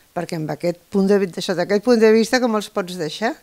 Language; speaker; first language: Catalan; non-native, local second language; Spanish